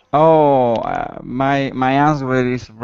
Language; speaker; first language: English; non-native, learner; Italian